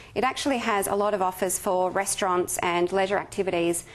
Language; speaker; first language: English; native; English